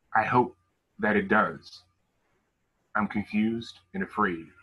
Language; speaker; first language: English; native; English